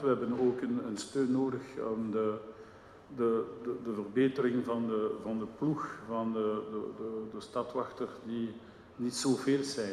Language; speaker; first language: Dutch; non-native, local second language; French